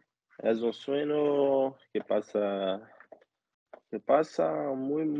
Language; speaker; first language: Spanish; non-native, learner; Portuguese